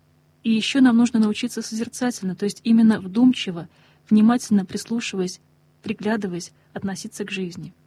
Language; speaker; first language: Russian; native; Russian